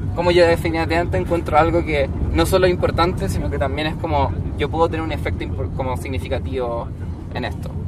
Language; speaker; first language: Spanish; native; Spanish